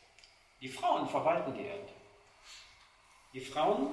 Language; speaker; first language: German; non-native, fluent; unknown